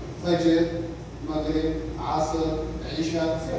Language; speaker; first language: English; non-native, learner; Arabic